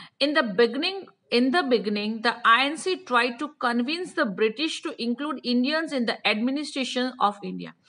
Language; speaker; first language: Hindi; non-native, local second language; Gujarati